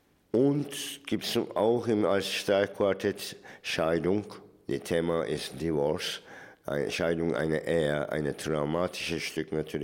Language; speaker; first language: German; non-native, fluent; Turkish